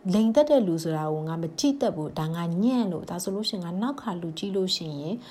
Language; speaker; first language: Burmese; non-native, local second language; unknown